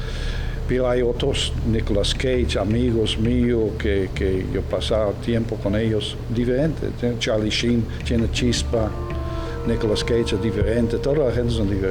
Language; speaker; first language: Spanish; non-native, learner; Dutch